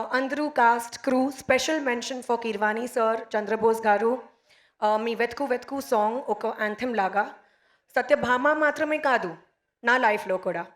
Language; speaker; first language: Telugu; non-native, learner; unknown